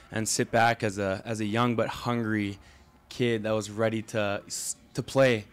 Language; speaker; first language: English; native; English